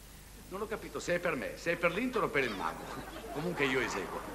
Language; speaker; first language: Italian; native; Italian